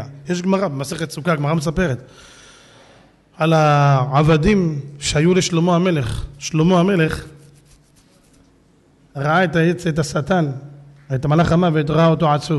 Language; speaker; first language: Hebrew; native; Hebrew